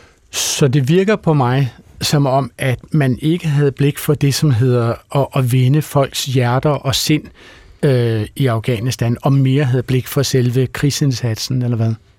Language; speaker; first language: Danish; native; Danish